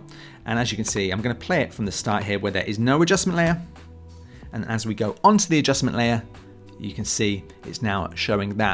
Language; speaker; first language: English; native; English